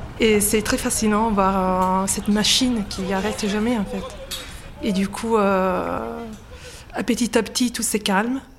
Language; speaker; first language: French; non-native, fluent; Italian